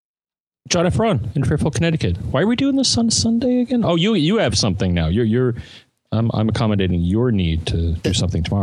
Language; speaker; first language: English; native; English